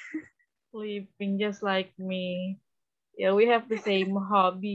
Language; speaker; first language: English; non-native, fluent; Indonesian